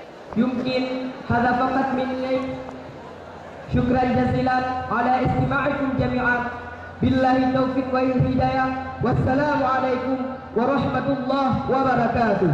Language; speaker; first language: Arabic; non-native, learner; Achinese